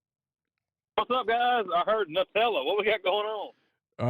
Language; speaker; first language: English; native; English